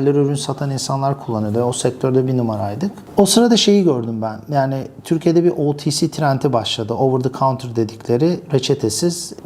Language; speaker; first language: Turkish; early bilingual, other home language; English